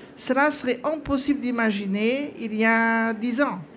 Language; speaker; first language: French; non-native, fluent; Portuguese